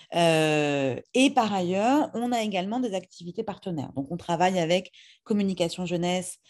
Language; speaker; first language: French; native; French